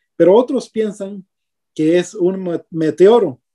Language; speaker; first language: Spanish; native; Spanish